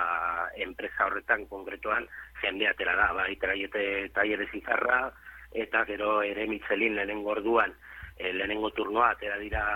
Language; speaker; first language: Basque; native; Basque